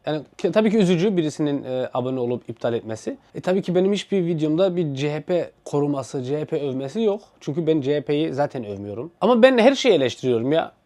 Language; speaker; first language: Turkish; early bilingual, heritage; Turkish